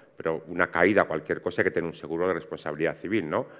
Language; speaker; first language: Spanish; native; Spanish